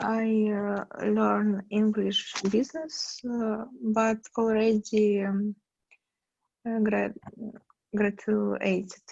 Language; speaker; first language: English; non-native, learner; Russian